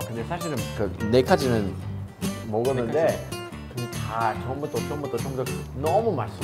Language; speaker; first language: Korean; non-native, learner; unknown